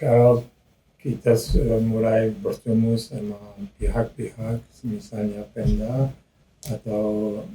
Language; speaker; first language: Indonesian; non-native, learner; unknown